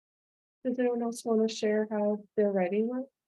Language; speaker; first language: English; native; English